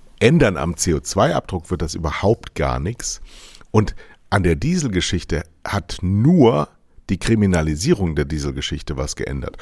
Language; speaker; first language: German; native; German